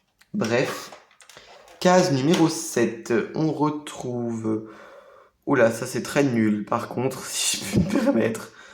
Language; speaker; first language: French; native; French